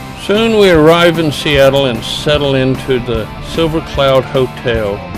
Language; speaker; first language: English; native; English